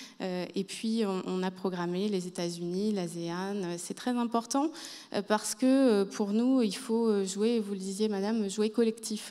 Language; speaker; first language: French; native; French